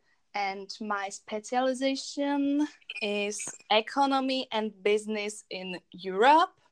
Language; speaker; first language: English; non-native, learner; Czech